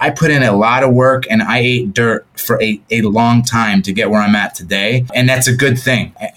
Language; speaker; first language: English; native; English